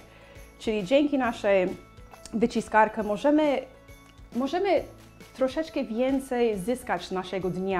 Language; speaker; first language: Polish; non-native, learner; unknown